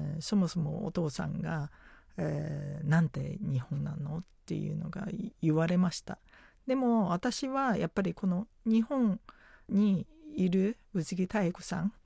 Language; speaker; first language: Japanese; non-native, fluent; Chinese